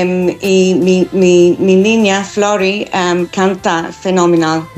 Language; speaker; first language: Spanish; non-native, learner; English